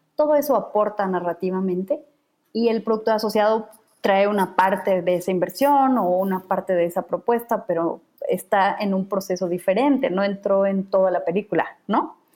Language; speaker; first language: Spanish; native; Spanish